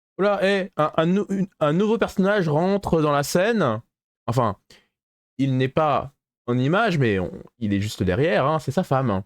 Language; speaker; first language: French; native; French